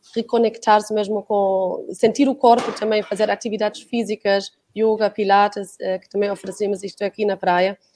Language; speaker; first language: Portuguese; non-native, fluent; German